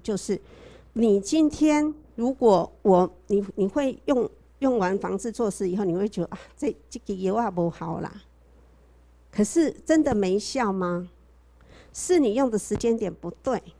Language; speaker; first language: Chinese; native; Chinese